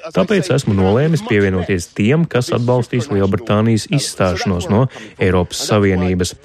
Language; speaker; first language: Latvian; early bilingual, heritage; Latvian